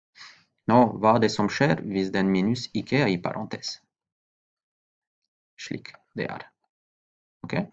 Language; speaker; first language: Norwegian; non-native, fluent; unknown